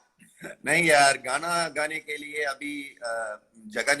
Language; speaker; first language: Hindi; non-native, local second language; Tamil